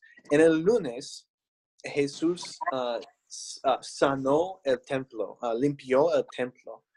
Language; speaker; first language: Spanish; non-native, fluent; English